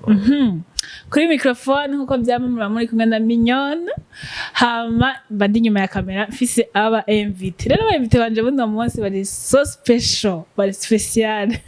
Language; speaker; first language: Rundi; native; Rundi